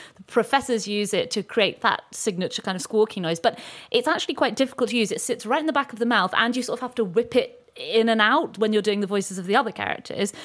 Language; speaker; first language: English; native; English